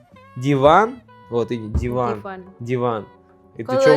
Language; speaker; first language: Indonesian; non-native, learner; Russian